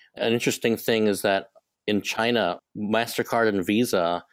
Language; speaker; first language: English; non-native, local second language; Cantonese